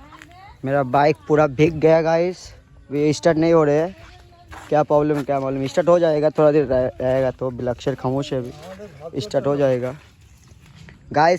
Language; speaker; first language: Hindi; non-native, local second language; Bangla